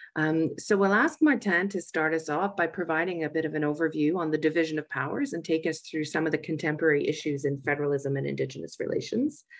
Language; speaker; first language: English; native; English